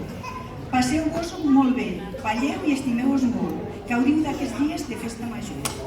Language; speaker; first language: Catalan; native; Catalan